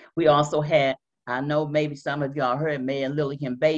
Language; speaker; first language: English; native; English